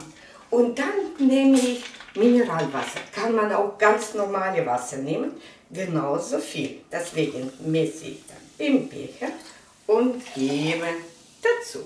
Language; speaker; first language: German; non-native, fluent; Russian